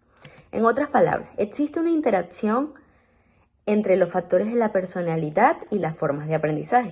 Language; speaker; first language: Spanish; native; Spanish